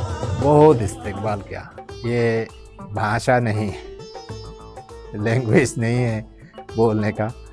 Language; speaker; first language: Hindi; early bilingual, heritage; Hindi